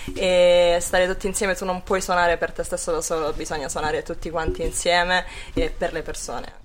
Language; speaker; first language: Italian; native; Italian